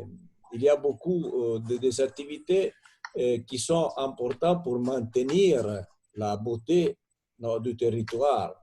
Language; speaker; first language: French; non-native, fluent; Italian